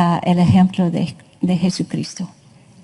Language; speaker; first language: Spanish; non-native, fluent; English